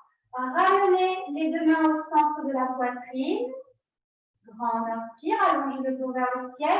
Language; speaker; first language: French; native; French